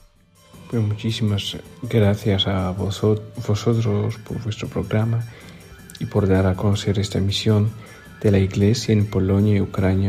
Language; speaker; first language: Spanish; non-native, fluent; Polish